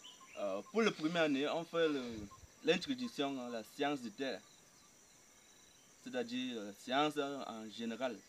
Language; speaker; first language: French; non-native, local second language; English